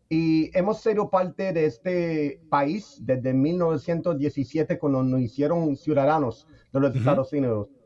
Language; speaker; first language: Spanish; early bilingual, heritage; Spanish